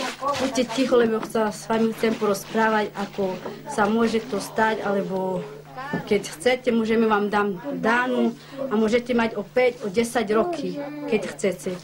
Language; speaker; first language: Slovak; non-native, local second language; Romany